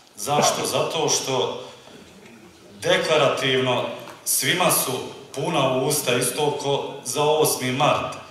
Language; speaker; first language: Croatian; native; Croatian